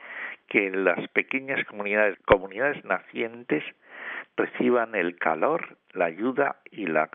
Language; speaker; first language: Spanish; native; Spanish